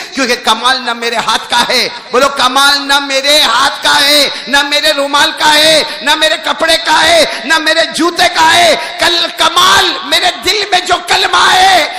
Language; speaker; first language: Urdu; native; Urdu